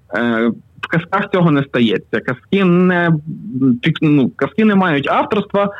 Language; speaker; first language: Ukrainian; native; Ukrainian